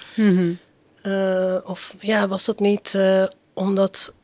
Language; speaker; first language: Dutch; early bilingual, other home language; Persian